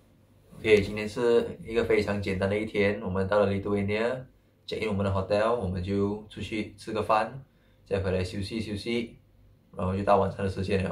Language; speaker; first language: Chinese; native; Chinese